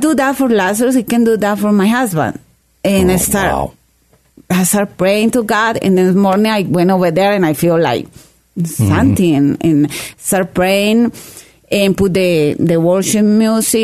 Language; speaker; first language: English; non-native, learner; Spanish